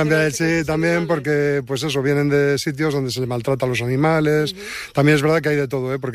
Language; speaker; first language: Spanish; native; Spanish